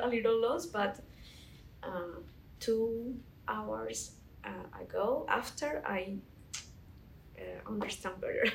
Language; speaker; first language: English; non-native, learner; Spanish